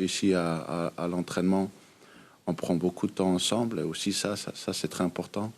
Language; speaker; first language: French; early bilingual, heritage; Danish